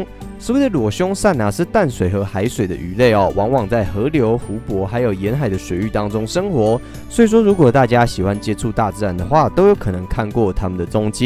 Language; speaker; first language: Chinese; native; Chinese